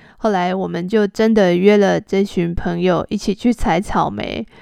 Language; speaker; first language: Chinese; native; Chinese